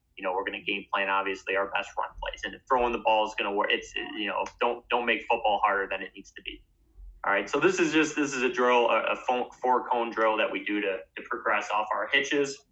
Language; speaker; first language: English; native; English